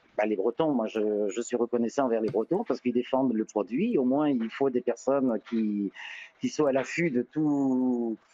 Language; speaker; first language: French; native; French